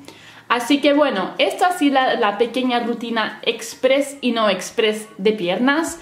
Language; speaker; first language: Spanish; native; Spanish